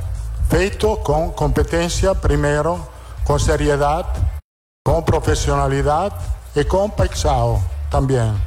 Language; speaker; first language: Portuguese; non-native, learner; Italian